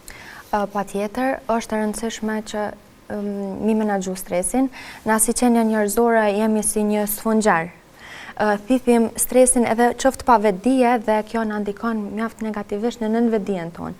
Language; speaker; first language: Albanian; native; Albanian